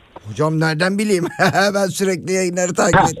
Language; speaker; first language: Turkish; native; Turkish